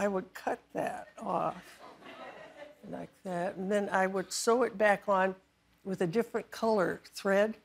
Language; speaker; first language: English; native; English